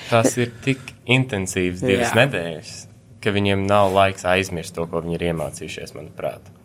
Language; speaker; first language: Latvian; early bilingual, heritage; Latvian